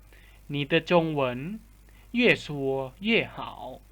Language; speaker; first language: Chinese; non-native, fluent; Lao